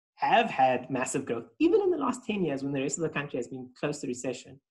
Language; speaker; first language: English; native; English